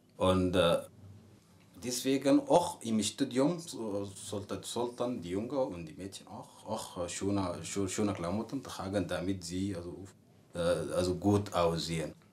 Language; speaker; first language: German; non-native, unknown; Arabic